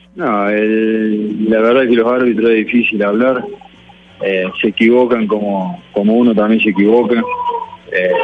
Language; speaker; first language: Spanish; native; Spanish